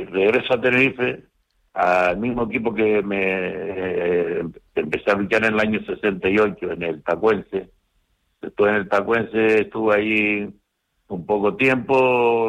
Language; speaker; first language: Spanish; native; Spanish